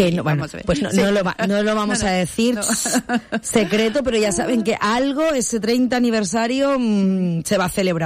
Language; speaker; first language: Spanish; native; Spanish